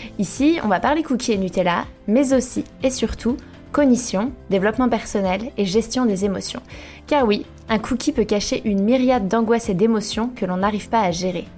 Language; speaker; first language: French; native; French